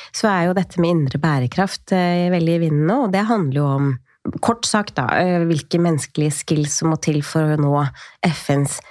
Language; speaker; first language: Norwegian; native; Norwegian